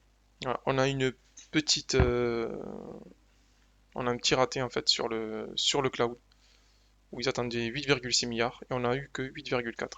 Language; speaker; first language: French; native; French